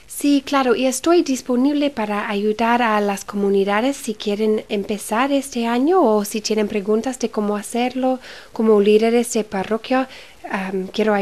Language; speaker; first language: Spanish; early bilingual, heritage; Spanish